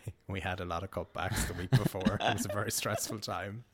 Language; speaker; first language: English; native; English